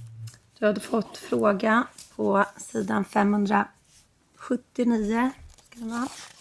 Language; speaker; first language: Swedish; native; Swedish